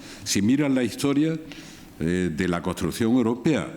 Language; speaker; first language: Spanish; native; Spanish